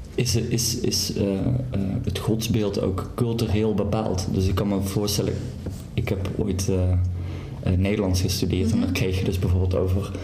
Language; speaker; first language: Dutch; native; Dutch